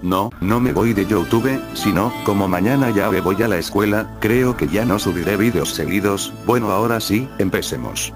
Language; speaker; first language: Spanish; native; Spanish